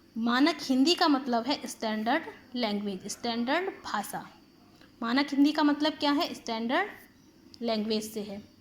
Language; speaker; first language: Hindi; native; Hindi